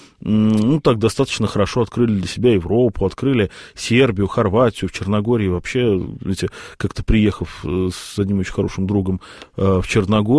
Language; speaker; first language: Russian; native; Russian